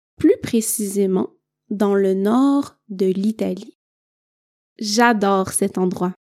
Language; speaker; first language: French; native; French